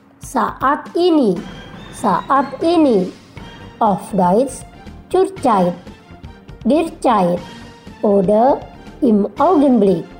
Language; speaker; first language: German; non-native, fluent; Indonesian